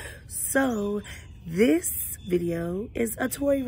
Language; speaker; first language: English; native; English